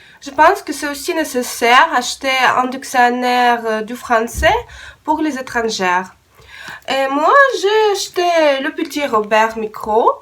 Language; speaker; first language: French; non-native, learner; Russian